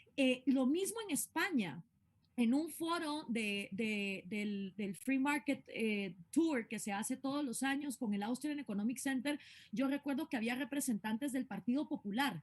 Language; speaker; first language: Spanish; native; Spanish